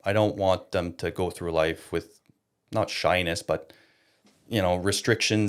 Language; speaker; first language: English; non-native, local second language; French